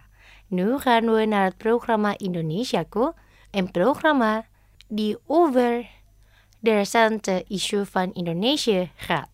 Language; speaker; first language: Dutch; non-native, fluent; Indonesian